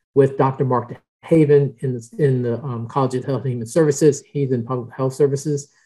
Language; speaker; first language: English; early bilingual, other home language; Spanish